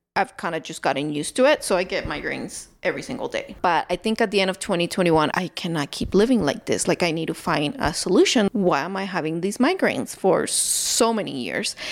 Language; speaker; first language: English; early bilingual, other home language; Spanish